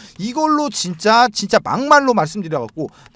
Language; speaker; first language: Korean; native; Korean